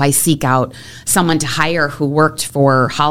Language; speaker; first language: English; native; English